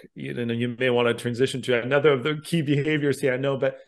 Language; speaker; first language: English; non-native, fluent; French